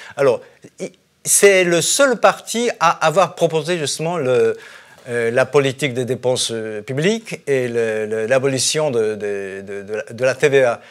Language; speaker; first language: French; non-native, fluent; Japanese